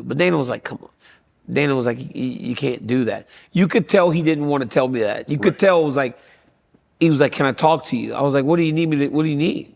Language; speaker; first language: English; native; English